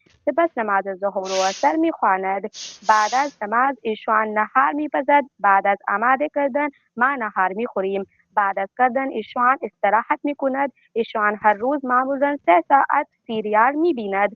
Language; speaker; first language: Persian; non-native, learner; Urdu